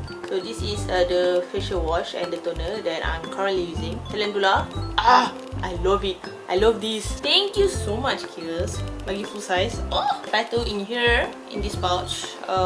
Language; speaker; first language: English; non-native, local second language; Malay